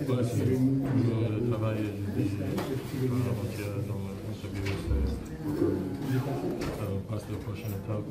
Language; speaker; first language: French; non-native, fluent; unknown